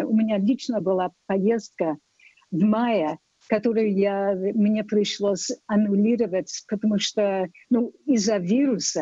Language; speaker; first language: Russian; non-native, fluent; English